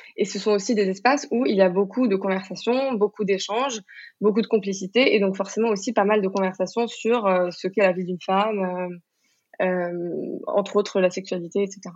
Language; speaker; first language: French; non-native, local second language; Arabic